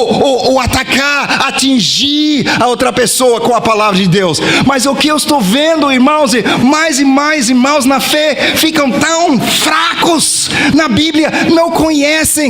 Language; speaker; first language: Portuguese; non-native, fluent; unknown